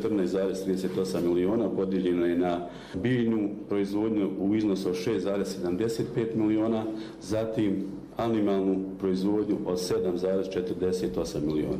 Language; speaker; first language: Bosnian; native; Bosnian